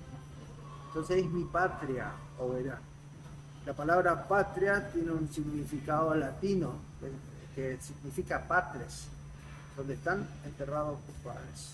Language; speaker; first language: Spanish; native; Spanish